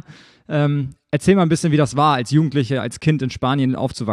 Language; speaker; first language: German; native; German